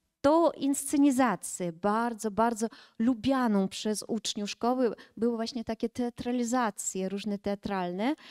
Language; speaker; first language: Polish; early bilingual, heritage; Polish